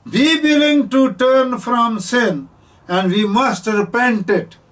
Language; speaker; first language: English; non-native, local second language; Punjabi